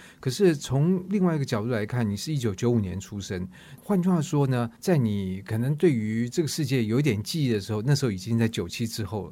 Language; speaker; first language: Chinese; native; Chinese